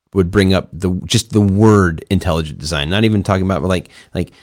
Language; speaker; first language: English; native; English